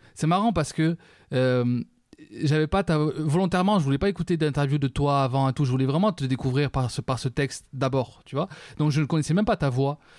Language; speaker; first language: French; native; French